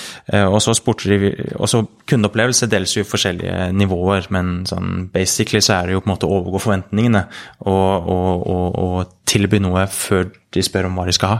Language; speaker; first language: Norwegian; native; Norwegian